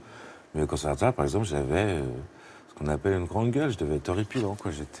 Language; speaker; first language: French; native; French